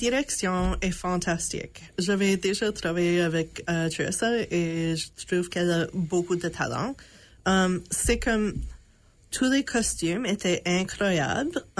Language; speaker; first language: French; non-native, local second language; English